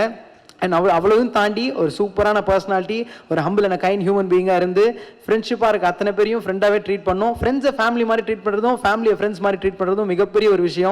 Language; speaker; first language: Tamil; native; Tamil